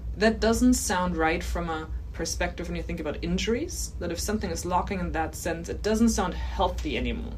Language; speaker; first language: English; non-native, fluent; German